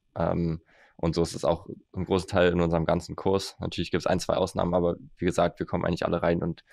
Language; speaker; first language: German; native; German